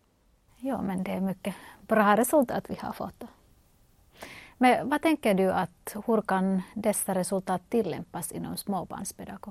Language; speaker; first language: Swedish; non-native, local second language; Finnish